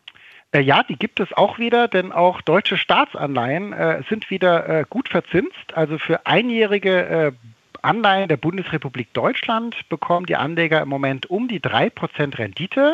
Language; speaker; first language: German; native; German